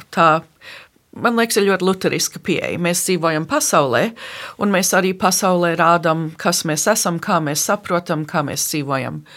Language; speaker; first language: Latvian; early bilingual, heritage; Latvian